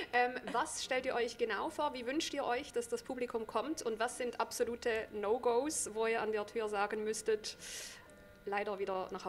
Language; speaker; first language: German; native; German